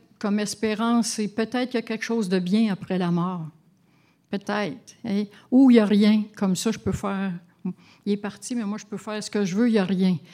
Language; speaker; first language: French; native; French